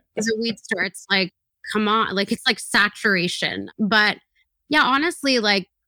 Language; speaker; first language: English; native; English